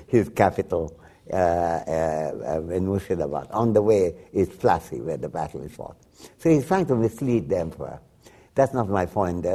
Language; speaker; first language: English; non-native, local second language; Bangla